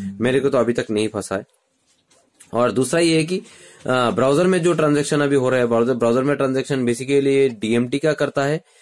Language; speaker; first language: Hindi; non-native, local second language; Bangla